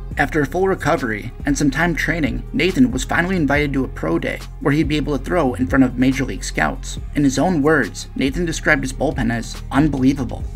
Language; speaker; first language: English; native; English